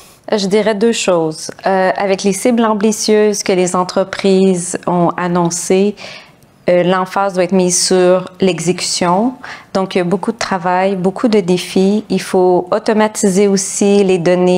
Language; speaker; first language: French; native; French